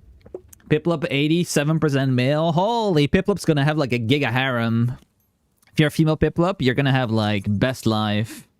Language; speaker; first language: English; native; English